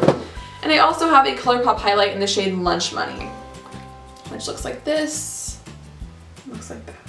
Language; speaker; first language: English; native; English